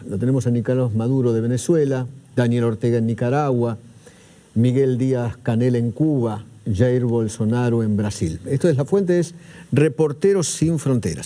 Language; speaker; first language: Spanish; native; Spanish